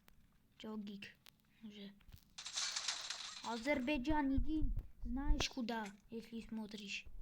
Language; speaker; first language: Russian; non-native, fluent; Armenian